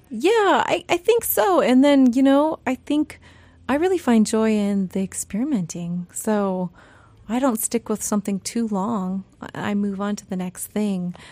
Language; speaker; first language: English; native; English